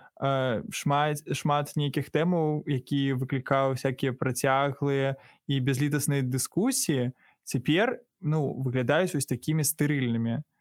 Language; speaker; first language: Belarusian; non-native, local second language; Russian